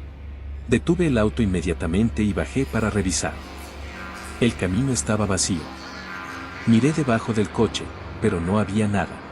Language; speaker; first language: Spanish; native; Spanish